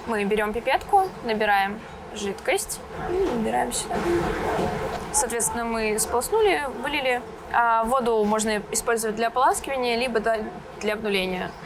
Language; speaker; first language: Russian; native; Russian